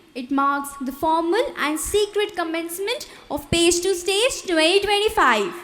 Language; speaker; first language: English; non-native, local second language; Hindi